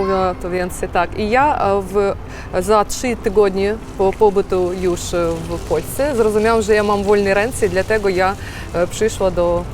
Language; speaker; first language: Polish; non-native, learner; Ukrainian